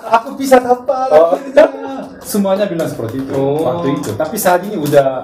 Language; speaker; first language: Indonesian; non-native, learner; Korean